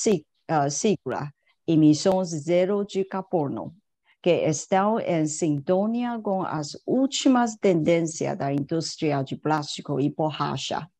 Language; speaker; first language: Portuguese; non-native, fluent; Chinese